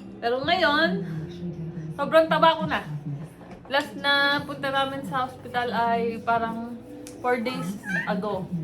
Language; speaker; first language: Filipino; native; Filipino